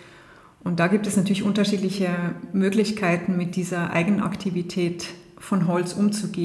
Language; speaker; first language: German; native; German